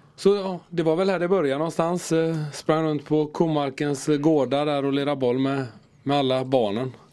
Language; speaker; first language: Swedish; native; Swedish